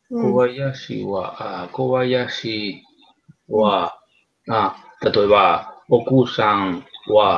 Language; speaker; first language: Japanese; non-native, learner; Spanish